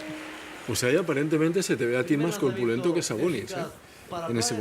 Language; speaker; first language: Spanish; native; Spanish